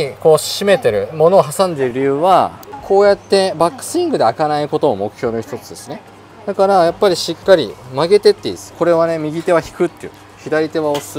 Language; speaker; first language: Japanese; native; Japanese